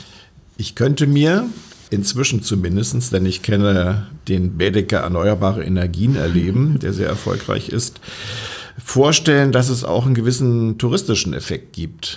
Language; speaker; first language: German; native; German